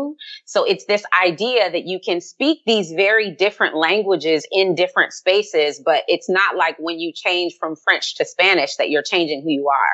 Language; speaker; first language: English; native; English